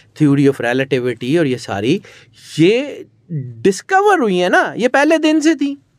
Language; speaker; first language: Urdu; non-native, local second language; Punjabi